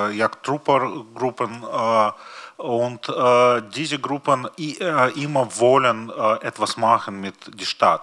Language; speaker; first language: German; non-native, learner; Russian